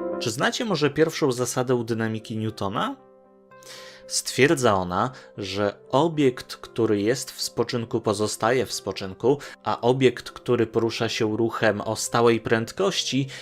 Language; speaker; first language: Polish; native; Polish